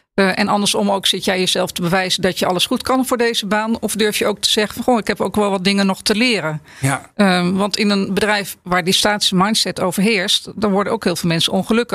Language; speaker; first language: Dutch; native; Dutch